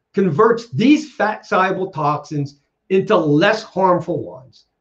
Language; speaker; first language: English; native; English